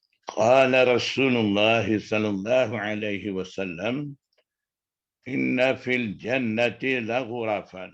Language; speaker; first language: Arabic; non-native, fluent; Malay